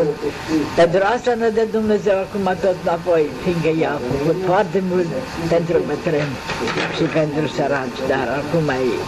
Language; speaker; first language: Romanian; non-native, local second language; German